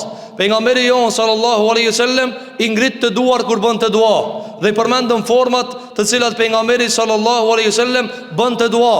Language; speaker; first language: Albanian; native; Albanian